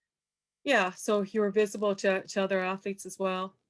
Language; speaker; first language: English; native; English